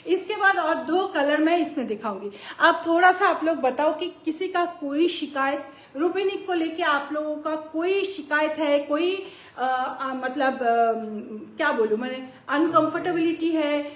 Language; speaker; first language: Hindi; non-native, local second language; Bangla